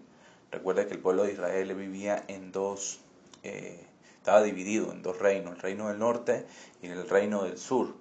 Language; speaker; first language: Spanish; native; Spanish